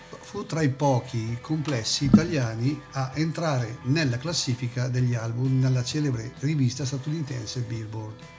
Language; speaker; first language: Italian; native; Italian